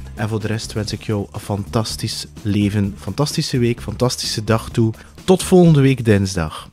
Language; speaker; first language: Dutch; native; Dutch